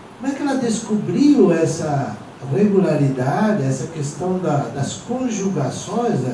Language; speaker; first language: Portuguese; non-native, local second language; Venetian